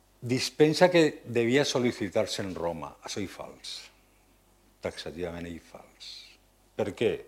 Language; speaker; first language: Catalan; non-native, local second language; Occitan